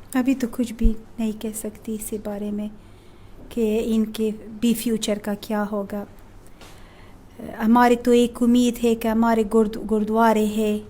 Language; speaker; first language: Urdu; non-native, fluent; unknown